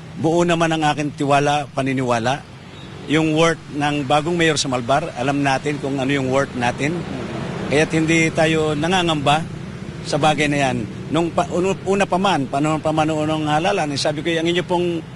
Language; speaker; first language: Filipino; native; Filipino